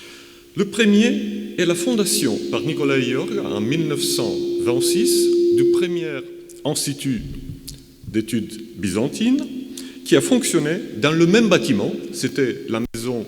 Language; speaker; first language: French; non-native, fluent; Romanian